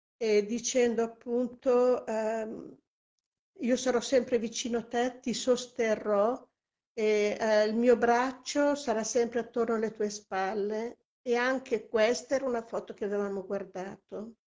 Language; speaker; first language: Italian; native; Italian